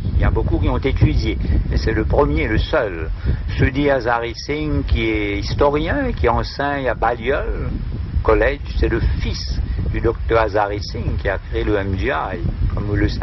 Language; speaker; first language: French; non-native, local second language; Morisyen